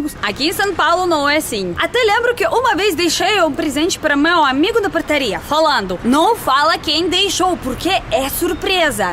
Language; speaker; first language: Portuguese; non-native, fluent; Russian